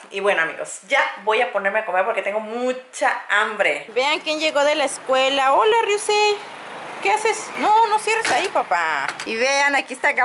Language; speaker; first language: Spanish; native; Spanish